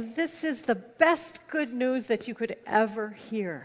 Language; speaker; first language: English; native; English